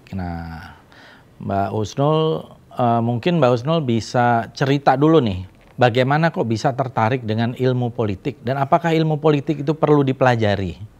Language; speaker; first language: Indonesian; native; Indonesian